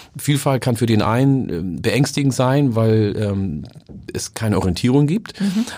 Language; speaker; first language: German; early bilingual, other home language; Oromo